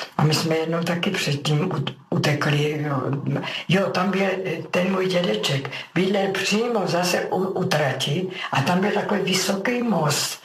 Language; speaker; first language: Czech; native; Czech